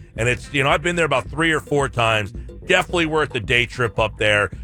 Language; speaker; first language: English; native; English